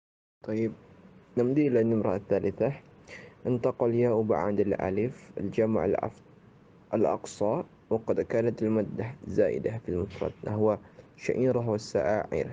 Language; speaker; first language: Arabic; non-native, learner; Indonesian